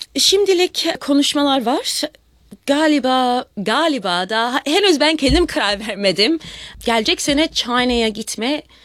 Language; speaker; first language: Turkish; early bilingual, heritage; Turkish